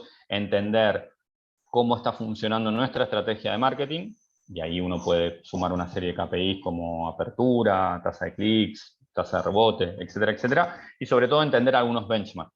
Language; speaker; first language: Spanish; native; Spanish